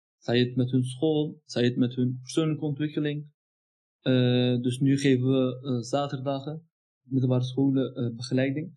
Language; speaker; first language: Dutch; early bilingual, other home language; Turkish